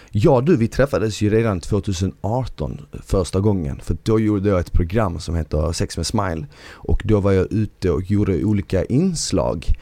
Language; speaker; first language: Swedish; early bilingual, other home language; Bosnian